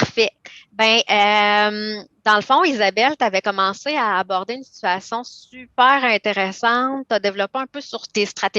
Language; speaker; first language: French; native; French